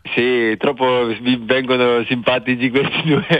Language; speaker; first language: Italian; non-native, fluent; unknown